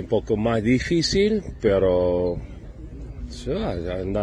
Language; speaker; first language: Spanish; non-native, learner; English